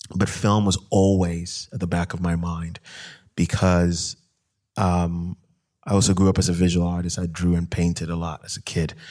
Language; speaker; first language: English; non-native, local second language; Akan